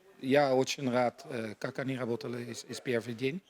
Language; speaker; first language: Russian; non-native, learner; Dutch